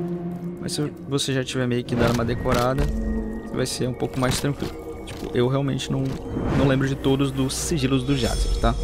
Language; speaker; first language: Portuguese; native; Portuguese